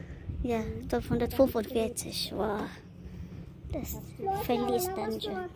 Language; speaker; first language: German; non-native, learner; Filipino